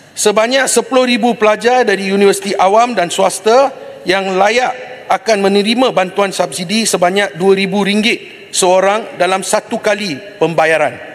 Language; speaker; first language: Malay; non-native, local second language; Tamil